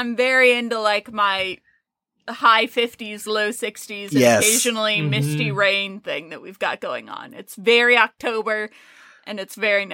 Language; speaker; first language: English; native; English